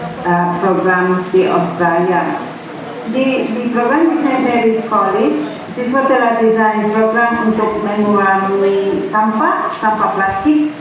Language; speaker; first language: Indonesian; non-native, fluent; English